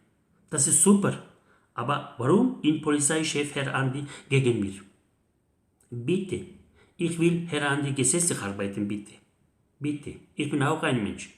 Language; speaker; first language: German; non-native, learner; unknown